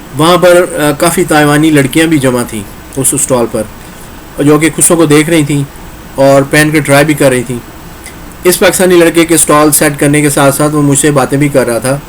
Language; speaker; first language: Urdu; non-native, local second language; Punjabi